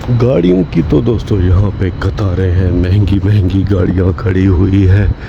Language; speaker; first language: Urdu; non-native, local second language; Saraiki